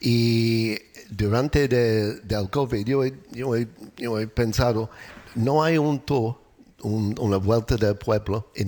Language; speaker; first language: Spanish; non-native, learner; English